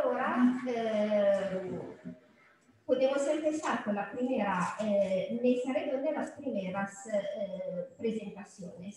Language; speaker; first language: Spanish; non-native, fluent; Italian